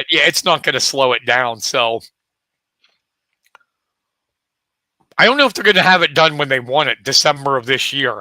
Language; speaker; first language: English; native; English